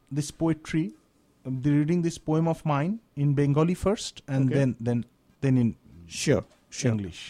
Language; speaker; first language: English; non-native, local second language; Bangla